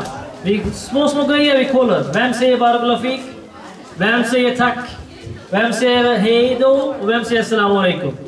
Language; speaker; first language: Swedish; non-native, learner; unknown